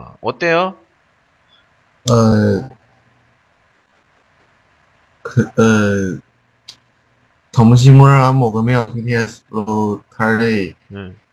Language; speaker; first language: Korean; non-native, learner; Chinese